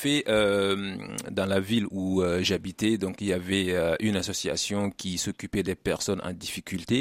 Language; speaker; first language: French; non-native, local second language; Wolof